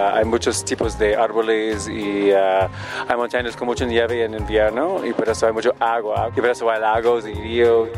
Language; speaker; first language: Spanish; non-native, learner; English